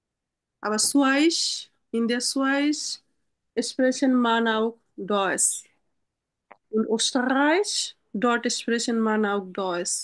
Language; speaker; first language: German; non-native, learner; Bangla